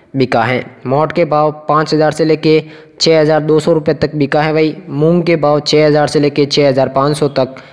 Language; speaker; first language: Hindi; native; Hindi